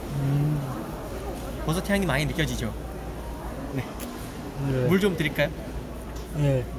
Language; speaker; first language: Korean; native; Korean